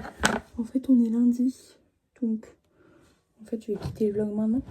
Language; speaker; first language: French; native; French